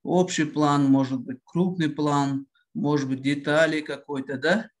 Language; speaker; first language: Russian; non-native, local second language; Kazakh